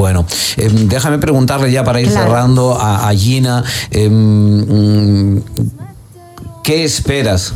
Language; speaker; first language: Spanish; native; Spanish